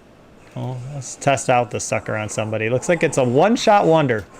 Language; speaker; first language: English; native; English